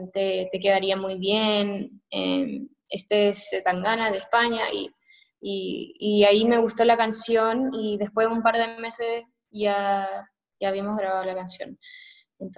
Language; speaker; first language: Spanish; early bilingual, heritage; Spanish